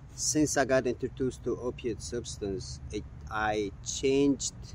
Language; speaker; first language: English; non-native, fluent; Mongolian